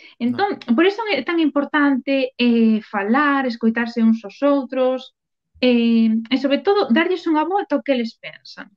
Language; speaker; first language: Galician; non-native, local second language; Spanish